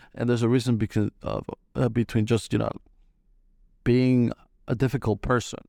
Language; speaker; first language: English; non-native, fluent; Spanish